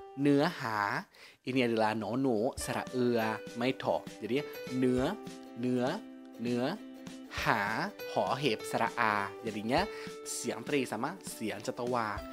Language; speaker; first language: Indonesian; native; Indonesian